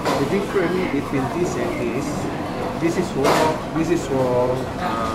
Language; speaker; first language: English; non-native, learner; Indonesian